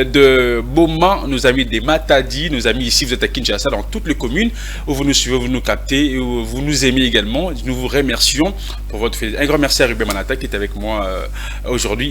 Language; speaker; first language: French; non-native, local second language; Lingala